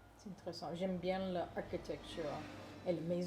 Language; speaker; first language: French; non-native, learner; English